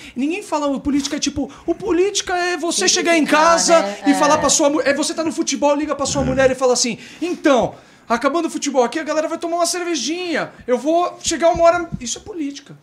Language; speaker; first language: Portuguese; native; Portuguese